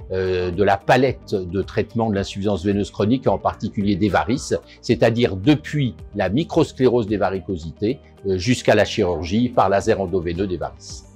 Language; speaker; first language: French; native; French